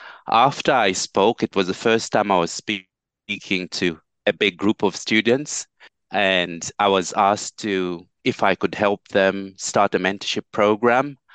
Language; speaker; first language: English; non-native, local second language; Bemba